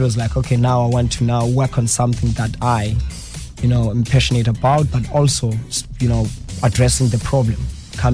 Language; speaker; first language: English; non-native, local second language; Xhosa